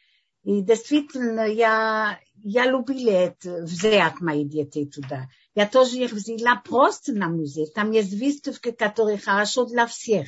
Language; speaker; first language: Russian; non-native, fluent; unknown